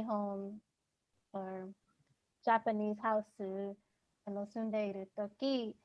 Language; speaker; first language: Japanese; non-native, learner; English